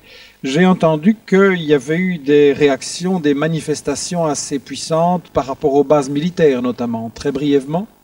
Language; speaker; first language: French; native; French